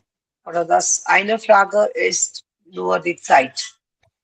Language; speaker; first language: German; non-native, learner; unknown